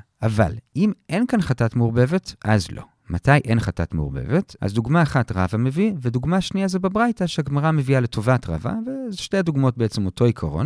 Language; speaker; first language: Hebrew; native; Hebrew